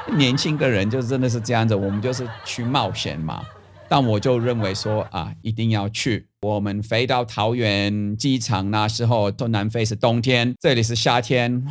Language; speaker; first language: Chinese; non-native, fluent; English